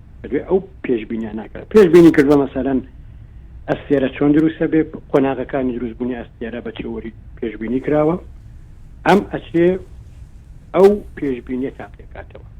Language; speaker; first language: Central Kurdish; native; Central Kurdish